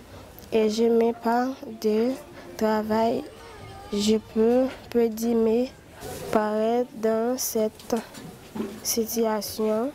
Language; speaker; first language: French; non-native, learner; Haitian Creole